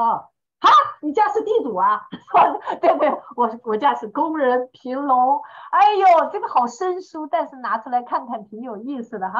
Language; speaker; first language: Chinese; native; Chinese